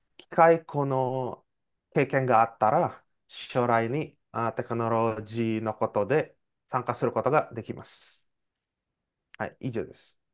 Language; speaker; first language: Japanese; non-native, learner; Indonesian